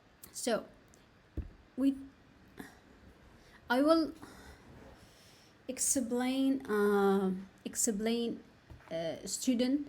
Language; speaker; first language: English; non-native, learner; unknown